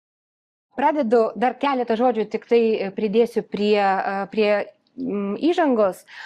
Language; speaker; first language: Lithuanian; non-native, local second language; Russian